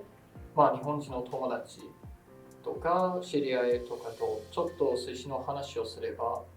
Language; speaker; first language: Japanese; non-native, fluent; English